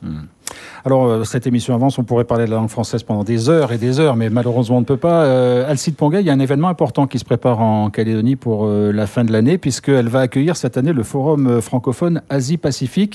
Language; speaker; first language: French; native; French